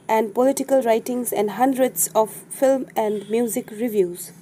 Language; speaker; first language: English; non-native, local second language; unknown